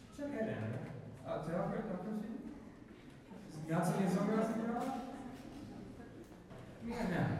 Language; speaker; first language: Hungarian; non-native, learner; English